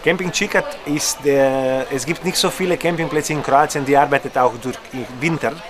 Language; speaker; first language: German; non-native, learner; Croatian